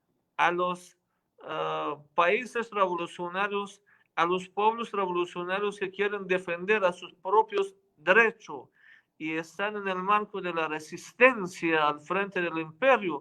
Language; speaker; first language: Spanish; non-native, fluent; Persian